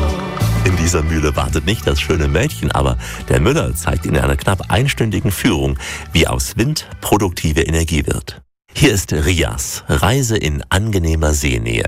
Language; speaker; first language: German; native; German